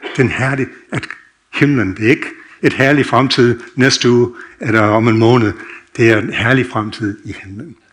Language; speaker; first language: Danish; non-native, fluent; English